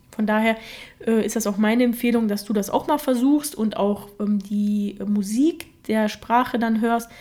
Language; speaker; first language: German; early bilingual, other home language; Russian